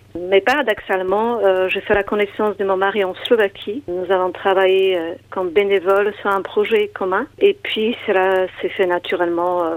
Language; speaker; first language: French; non-native, fluent; Slovak